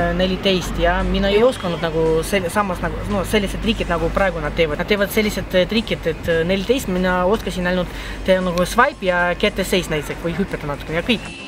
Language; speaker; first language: Estonian; non-native, local second language; Russian